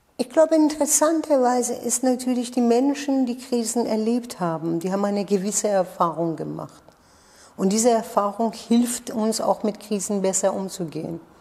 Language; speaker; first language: German; non-native, fluent; Persian